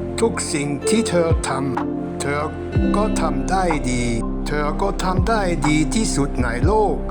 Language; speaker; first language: Thai; non-native, fluent; German